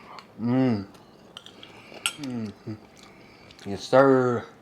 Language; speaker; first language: English; native; English